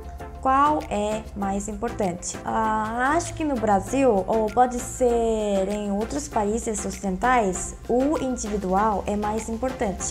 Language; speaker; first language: Portuguese; non-native, fluent; Korean